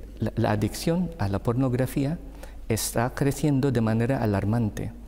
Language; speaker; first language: Spanish; non-native, fluent; Filipino